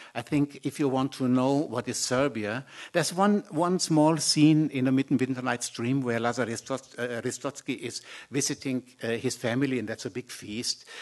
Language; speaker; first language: English; non-native, fluent; German